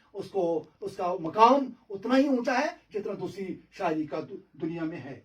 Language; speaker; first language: Urdu; non-native, local second language; Kashmiri